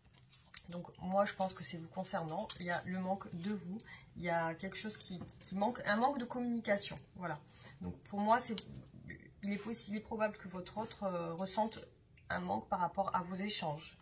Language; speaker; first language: French; native; French